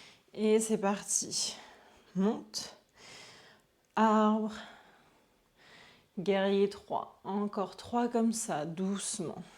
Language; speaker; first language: French; native; French